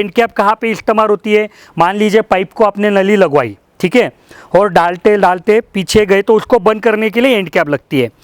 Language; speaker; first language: Hindi; non-native, local second language; Marathi